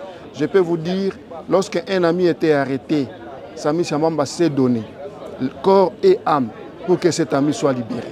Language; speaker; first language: French; non-native, local second language; Swahili